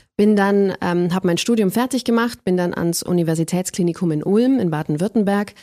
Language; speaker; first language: German; native; German